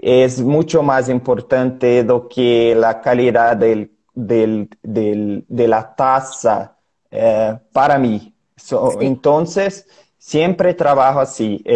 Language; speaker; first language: Spanish; non-native, learner; Portuguese